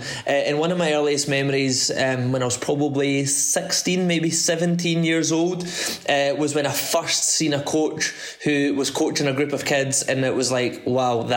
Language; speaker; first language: English; native; English